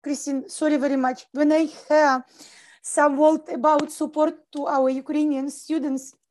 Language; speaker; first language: English; non-native, learner; Ukrainian